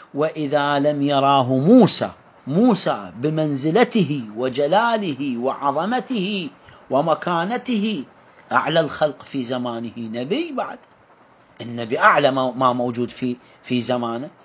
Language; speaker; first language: Arabic; native; Arabic